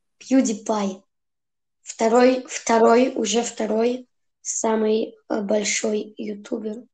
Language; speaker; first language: Russian; early bilingual, heritage; Russian